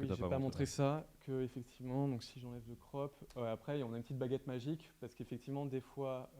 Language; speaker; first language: French; native; French